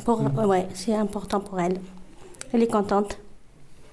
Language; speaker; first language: French; non-native, learner; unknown